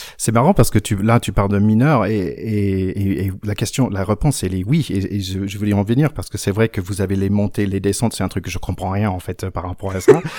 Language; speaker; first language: French; non-native, fluent; English